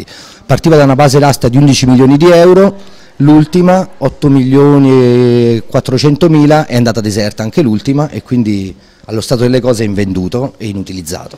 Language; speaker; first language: Italian; native; Italian